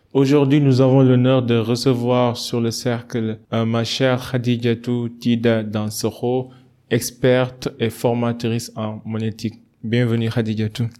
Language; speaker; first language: French; non-native, local second language; Wolof